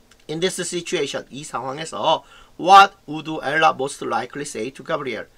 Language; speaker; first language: English; non-native, fluent; Korean